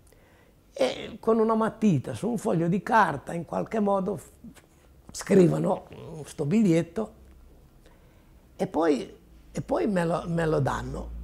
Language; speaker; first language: Italian; native; Italian